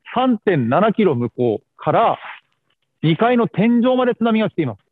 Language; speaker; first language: Japanese; native; Japanese